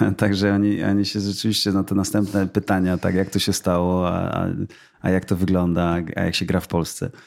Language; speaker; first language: Polish; native; Polish